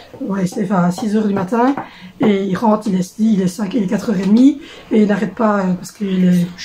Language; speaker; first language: French; native; French